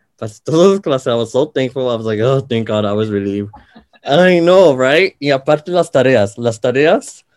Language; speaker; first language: English; early bilingual, other home language; Spanish